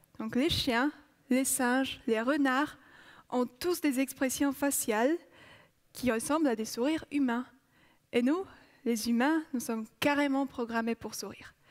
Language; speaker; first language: French; non-native, fluent; Polish